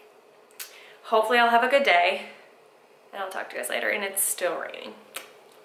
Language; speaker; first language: English; native; English